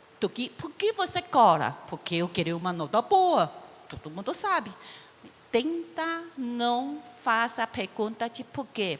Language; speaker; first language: Portuguese; non-native, fluent; Chinese